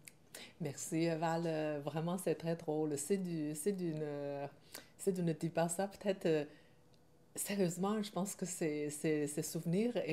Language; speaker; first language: French; non-native, learner; Chinese